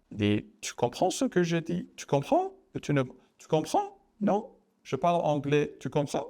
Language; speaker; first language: French; non-native, fluent; Persian